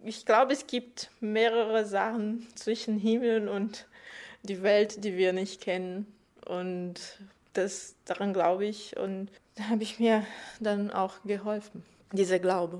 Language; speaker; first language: German; non-native, fluent; Portuguese